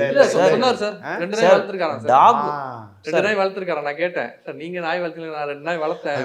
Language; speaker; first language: Tamil; native; Tamil